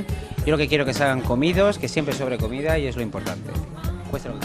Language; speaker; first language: Spanish; native; Spanish